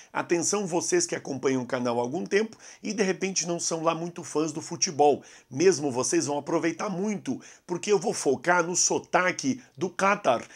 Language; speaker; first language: Portuguese; native; Portuguese